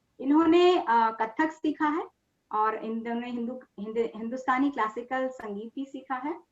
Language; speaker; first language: Hindi; native; Hindi